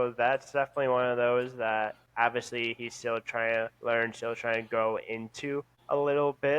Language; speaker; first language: English; native; English